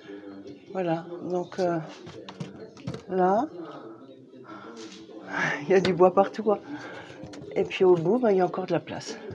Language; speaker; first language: French; native; French